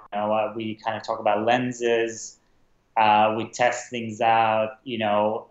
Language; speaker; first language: English; non-native, fluent; Russian